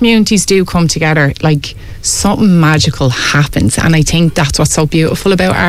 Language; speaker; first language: English; native; English